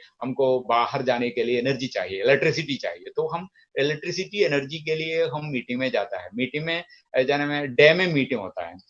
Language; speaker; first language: Hindi; non-native, local second language; Malayalam